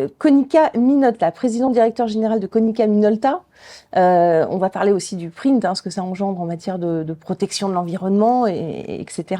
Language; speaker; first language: French; native; French